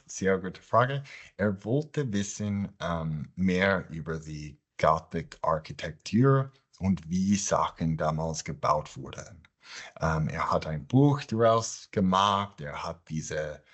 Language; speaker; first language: German; non-native, fluent; English